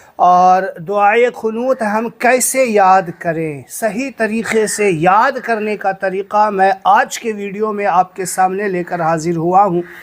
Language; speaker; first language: Urdu; native; Urdu